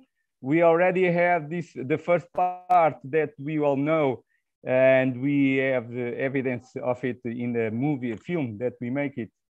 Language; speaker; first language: English; non-native, fluent; Portuguese